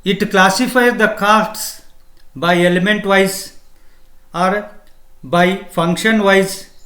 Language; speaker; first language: English; non-native, local second language; Kannada